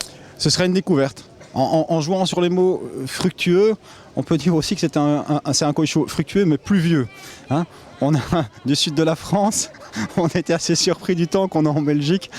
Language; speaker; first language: French; native; French